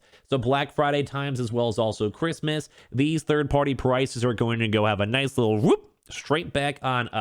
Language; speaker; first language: English; native; English